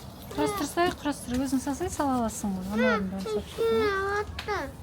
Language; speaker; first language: Kazakh; native; Kazakh